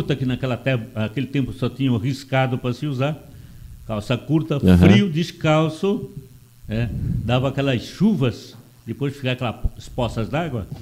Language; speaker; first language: Portuguese; non-native, local second language; Italian